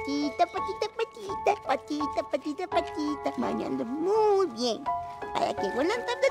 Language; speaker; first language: Spanish; native; Spanish